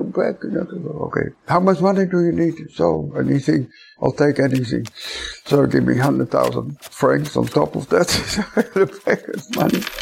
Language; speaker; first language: English; non-native, fluent; Dutch